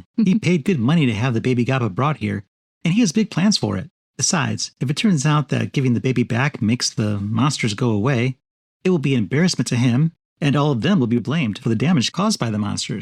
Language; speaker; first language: English; native; English